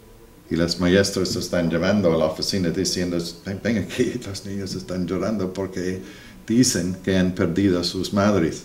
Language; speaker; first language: Spanish; non-native, learner; English